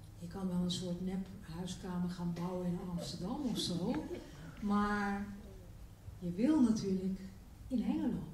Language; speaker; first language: Dutch; early bilingual, other home language; Turkish